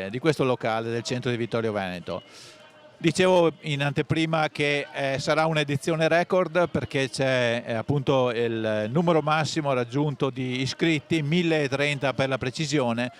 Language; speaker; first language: Italian; native; Italian